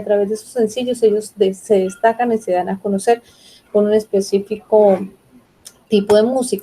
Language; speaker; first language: Spanish; native; Spanish